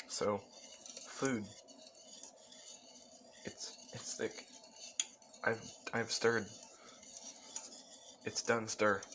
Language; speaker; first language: English; native; English